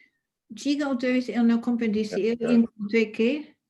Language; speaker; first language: Portuguese; non-native, fluent; English